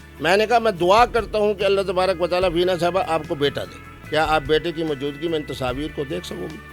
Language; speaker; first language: Urdu; non-native, local second language; Saraiki